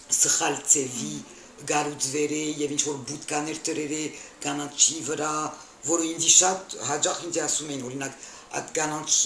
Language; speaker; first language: Armenian; early bilingual, heritage; Armenian